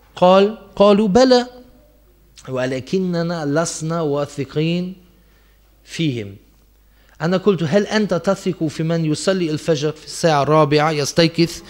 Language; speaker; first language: Arabic; non-native, fluent; German